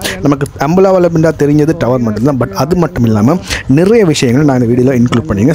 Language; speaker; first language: Tamil; native; Tamil